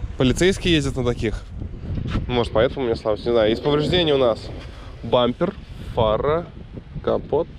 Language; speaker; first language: Russian; native; Russian